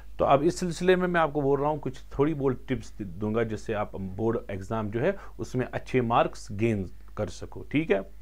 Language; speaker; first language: Hindi; non-native, local second language; Kashmiri